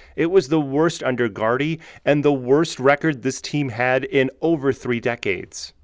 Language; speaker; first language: English; native; English